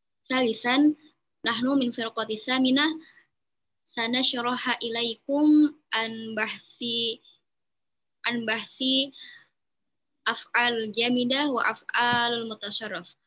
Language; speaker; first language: Arabic; non-native, learner; Indonesian